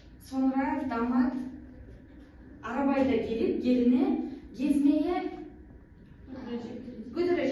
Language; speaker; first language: Turkish; non-native, learner; Uzbek